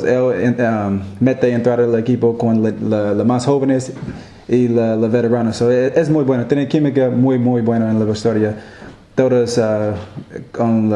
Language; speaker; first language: Spanish; non-native, learner; English